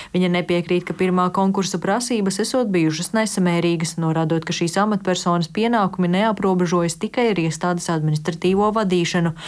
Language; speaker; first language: Latvian; native; Latvian